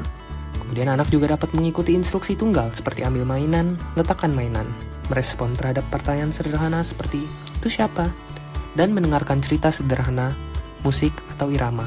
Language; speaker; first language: Indonesian; native; Indonesian